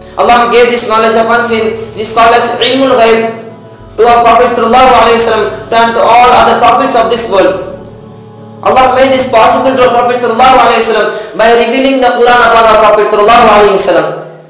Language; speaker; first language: English; non-native, local second language; Tamil